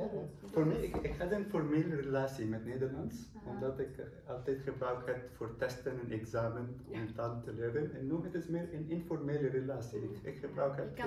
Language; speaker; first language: Dutch; non-native, learner; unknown